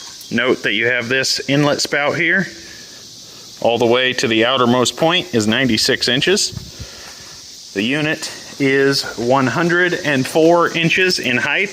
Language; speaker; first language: English; native; English